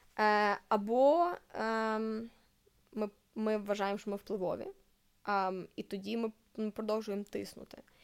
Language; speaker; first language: Ukrainian; native; Ukrainian